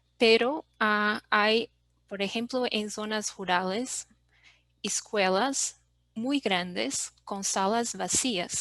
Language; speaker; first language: Spanish; non-native, fluent; Portuguese